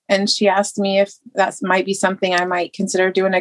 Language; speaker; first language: English; native; English